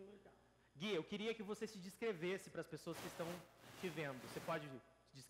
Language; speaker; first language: Portuguese; native; Portuguese